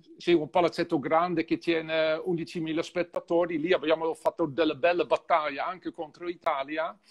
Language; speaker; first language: Italian; non-native, fluent; Dutch